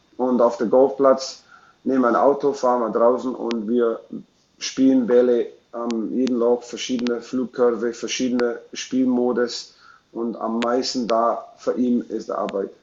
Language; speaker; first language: German; non-native, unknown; English